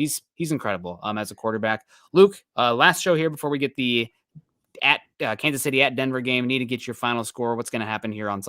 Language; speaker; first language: English; native; English